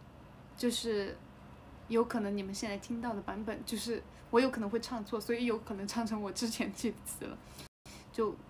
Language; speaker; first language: Chinese; native; Chinese